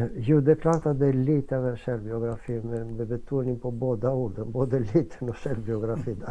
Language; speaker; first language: Swedish; non-native, fluent; Greek